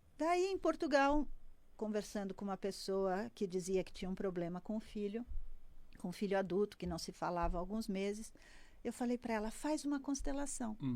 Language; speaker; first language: Portuguese; native; Portuguese